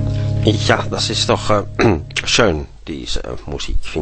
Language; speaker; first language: German; non-native, fluent; Dutch